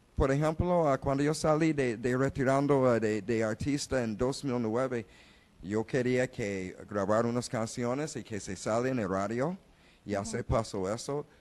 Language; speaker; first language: Spanish; non-native, learner; English